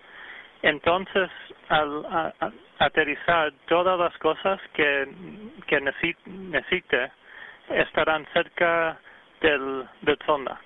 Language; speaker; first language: Spanish; early bilingual, heritage; English